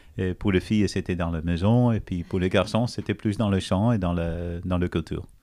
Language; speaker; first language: French; non-native, fluent; Dutch